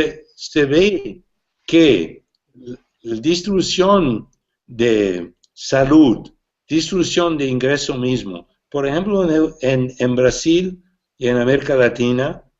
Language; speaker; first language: Spanish; non-native, fluent; English